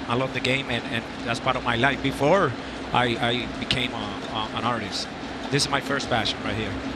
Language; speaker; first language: English; non-native, local second language; Spanish